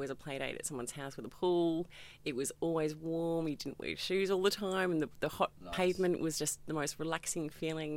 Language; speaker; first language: English; native; English